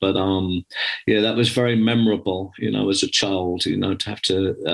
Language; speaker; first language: English; native; English